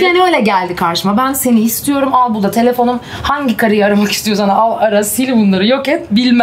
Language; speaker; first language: Turkish; native; Turkish